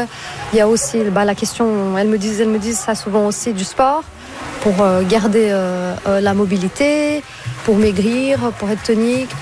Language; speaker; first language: French; non-native, fluent; Portuguese